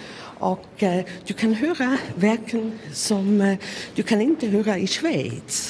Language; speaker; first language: Swedish; non-native, fluent; German